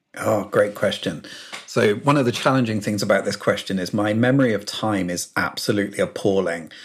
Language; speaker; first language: English; native; English